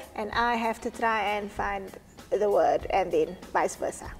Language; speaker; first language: English; non-native, local second language; Afrikaans